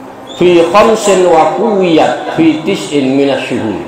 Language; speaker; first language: Arabic; non-native, fluent; Javanese